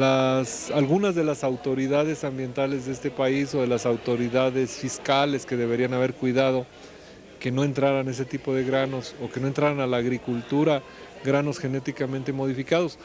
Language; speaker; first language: Spanish; native; Spanish